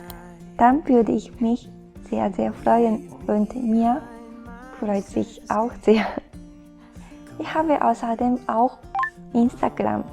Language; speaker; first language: German; non-native, fluent; Japanese